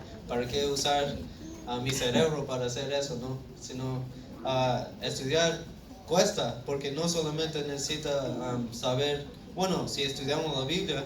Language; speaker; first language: Spanish; early bilingual, heritage; Spanish